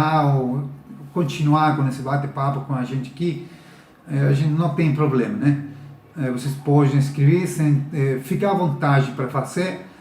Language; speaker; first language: Portuguese; non-native, learner; Spanish